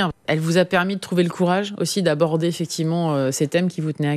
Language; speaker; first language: French; native; French